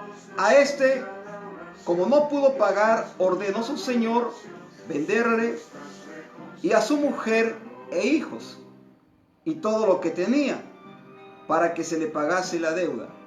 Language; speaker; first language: Spanish; native; Spanish